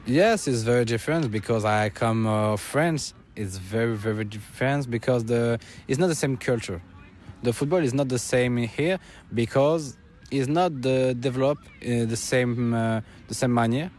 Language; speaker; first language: English; non-native, learner; French